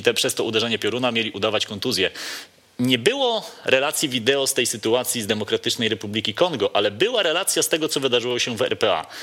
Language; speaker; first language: Polish; native; Polish